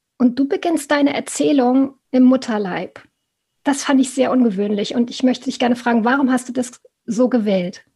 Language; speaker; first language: German; native; German